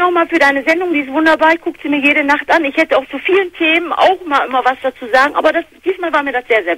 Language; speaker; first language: German; native; German